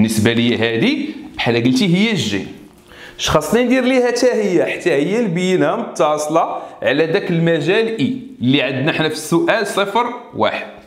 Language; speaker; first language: Arabic; native; Arabic